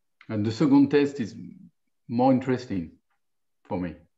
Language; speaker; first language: English; non-native, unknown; French